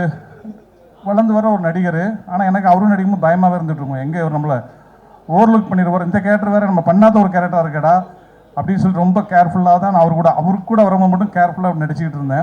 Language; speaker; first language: Tamil; native; Tamil